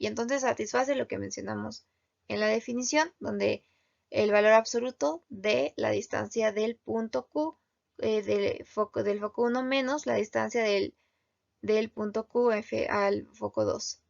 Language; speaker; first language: Spanish; native; Spanish